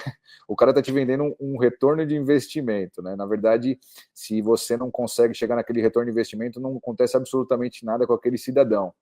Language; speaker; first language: Portuguese; native; Portuguese